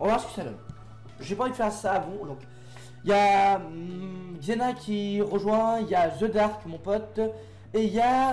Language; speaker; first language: French; native; French